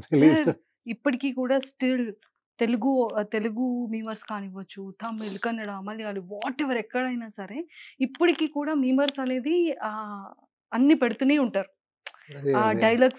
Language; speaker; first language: Telugu; native; Telugu